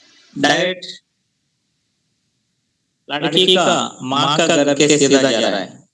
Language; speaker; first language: Hindi; non-native, local second language; Telugu